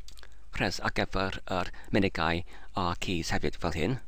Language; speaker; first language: Welsh; non-native, learner; English